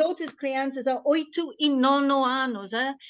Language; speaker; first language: Portuguese; non-native, learner; English